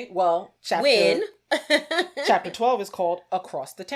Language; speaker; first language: English; native; English